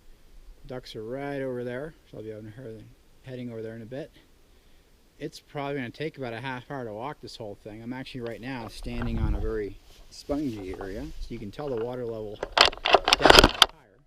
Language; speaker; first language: English; native; English